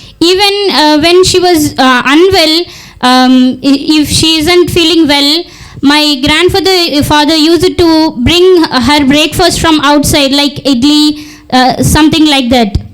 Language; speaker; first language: English; non-native, local second language; Telugu